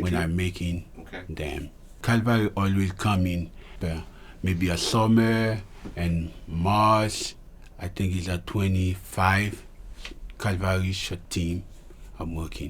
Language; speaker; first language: English; non-native, local second language; Haitian Creole